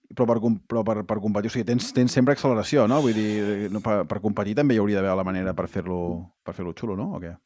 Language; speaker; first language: Catalan; native; Catalan